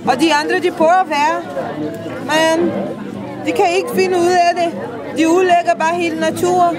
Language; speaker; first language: Danish; non-native, fluent; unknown